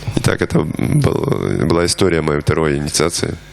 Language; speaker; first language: Russian; native; Russian